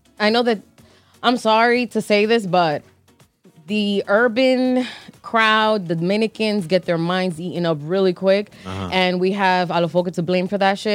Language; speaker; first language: English; early bilingual, other home language; Spanish